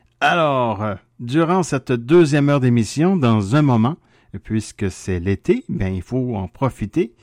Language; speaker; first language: French; native; French